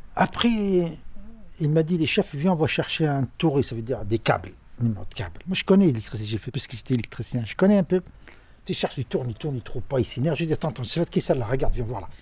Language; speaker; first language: French; non-native, learner; Arabic